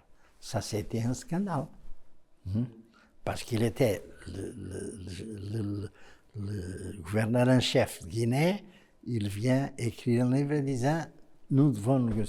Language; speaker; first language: French; non-native, fluent; Portuguese